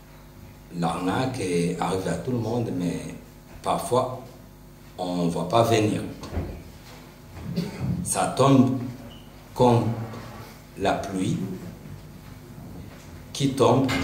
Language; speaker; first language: French; non-native, local second language; Rundi